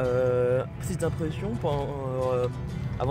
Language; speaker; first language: French; native; French